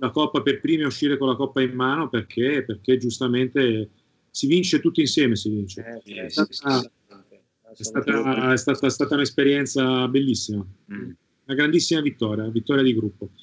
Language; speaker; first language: Italian; native; Italian